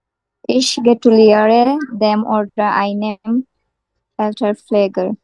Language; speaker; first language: German; non-native, learner; Bangla